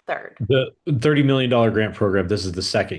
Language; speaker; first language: English; native; English